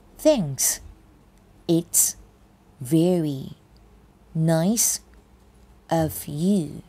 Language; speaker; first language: English; non-native, fluent; Thai